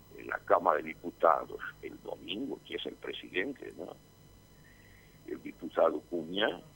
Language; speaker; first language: Spanish; non-native, fluent; Portuguese